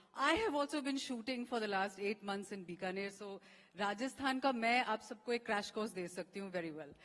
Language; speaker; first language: Hindi; native; Hindi